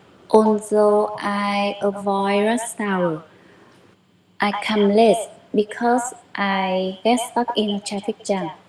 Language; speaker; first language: English; non-native, learner; Vietnamese